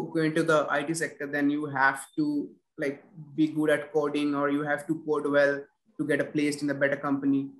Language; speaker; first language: English; non-native, local second language; Bangla